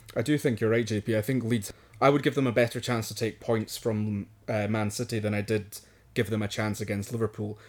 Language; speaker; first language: English; native; English